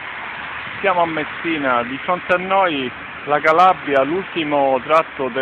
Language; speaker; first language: Italian; native; Italian